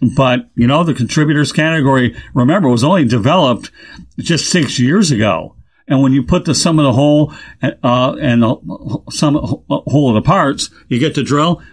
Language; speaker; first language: English; native; English